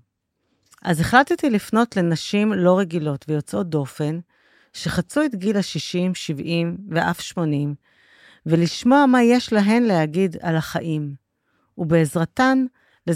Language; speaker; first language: Hebrew; native; Hebrew